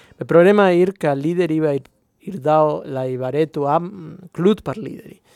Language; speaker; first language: Latvian; non-native, fluent; Spanish